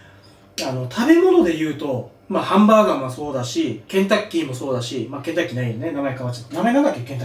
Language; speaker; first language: Japanese; native; Japanese